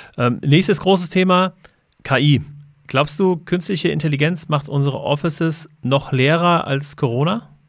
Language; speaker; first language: German; native; German